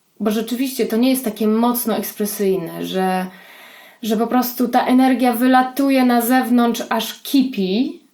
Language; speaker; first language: Polish; native; Polish